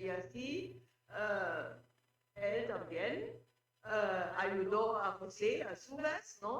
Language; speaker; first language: Spanish; non-native, fluent; German